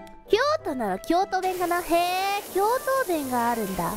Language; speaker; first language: Japanese; non-native, learner; English